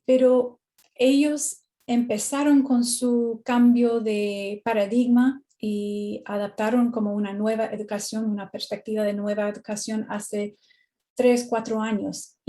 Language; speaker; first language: Spanish; non-native, fluent; English